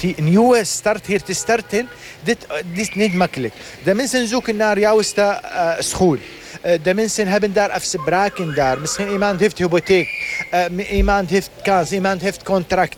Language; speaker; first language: Dutch; non-native, learner; Arabic